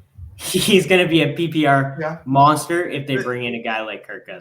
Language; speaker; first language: English; native; English